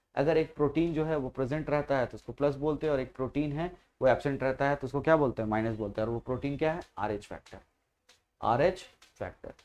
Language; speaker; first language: Hindi; native; Hindi